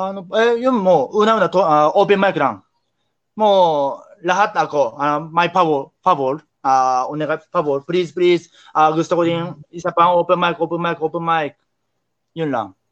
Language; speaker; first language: Filipino; non-native, learner; Japanese